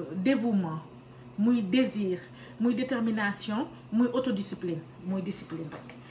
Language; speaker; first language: French; non-native, local second language; Wolof